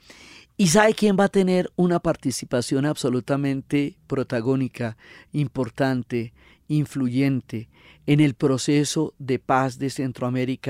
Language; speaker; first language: Spanish; native; Spanish